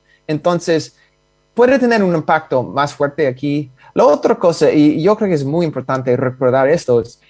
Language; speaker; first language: Spanish; non-native, fluent; English